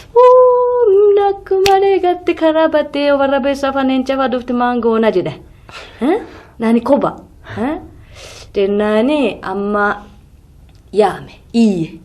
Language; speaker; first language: Oromo; non-native, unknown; Japanese